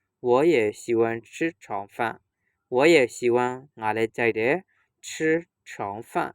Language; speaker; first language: Chinese; non-native, fluent; Burmese